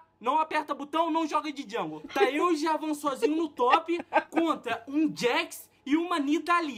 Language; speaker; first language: Portuguese; native; Portuguese